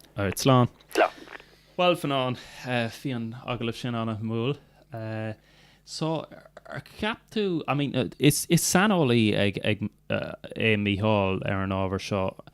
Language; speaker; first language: Irish; non-native, local second language; English